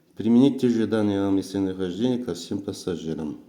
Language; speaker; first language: Russian; non-native, local second language; Kazakh